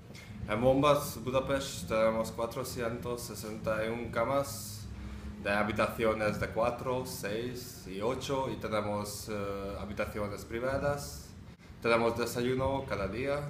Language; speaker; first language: Spanish; non-native, learner; Hungarian